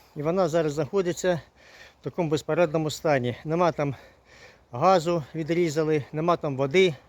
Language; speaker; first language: Ukrainian; non-native, local second language; Russian